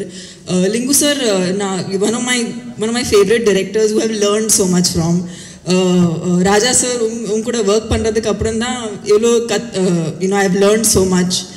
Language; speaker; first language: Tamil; non-native, fluent; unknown